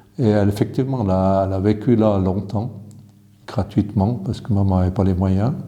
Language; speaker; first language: French; early bilingual, other home language; English